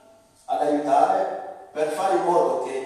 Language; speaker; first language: Italian; non-native, fluent; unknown